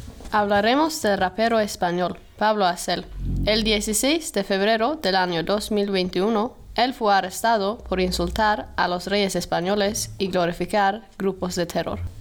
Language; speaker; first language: Spanish; non-native, fluent; Swedish